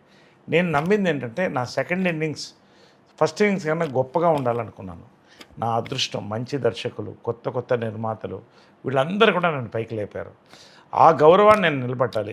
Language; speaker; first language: Telugu; native; Telugu